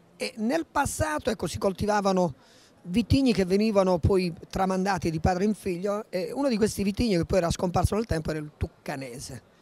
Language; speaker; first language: Italian; native; Italian